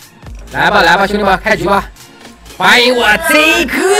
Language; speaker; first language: Chinese; native; Chinese